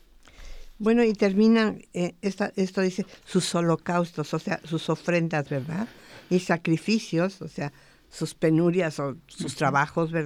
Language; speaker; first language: Spanish; native; Spanish